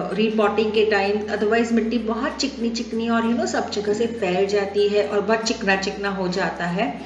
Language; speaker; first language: Hindi; non-native, local second language; Marathi